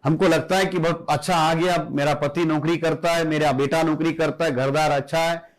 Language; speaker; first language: Hindi; non-native, local second language; Marathi